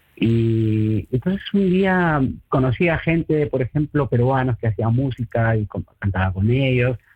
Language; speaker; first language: Spanish; native; Spanish